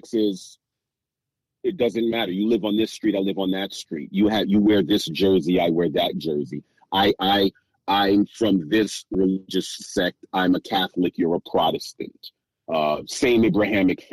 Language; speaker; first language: English; native; English